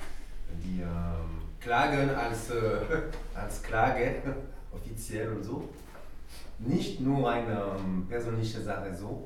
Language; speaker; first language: German; non-native, learner; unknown